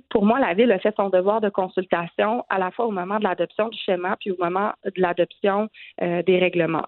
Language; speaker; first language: French; native; French